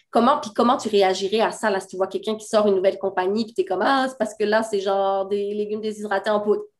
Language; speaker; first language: French; native; French